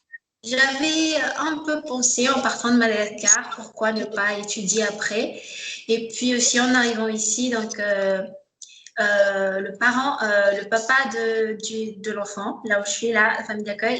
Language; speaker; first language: French; non-native, local second language; Malagasy